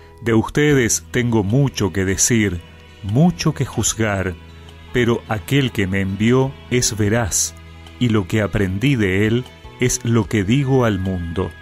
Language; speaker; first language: Spanish; native; Spanish